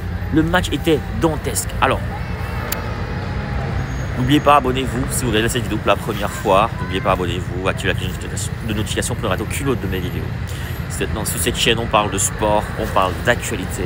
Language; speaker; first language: French; native; French